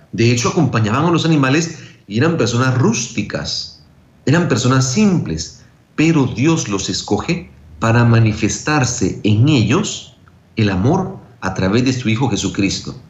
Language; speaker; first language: Spanish; native; Spanish